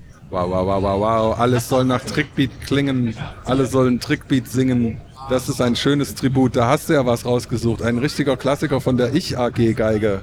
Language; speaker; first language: German; native; German